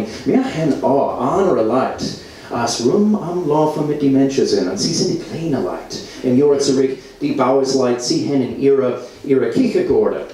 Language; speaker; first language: German; non-native, learner; English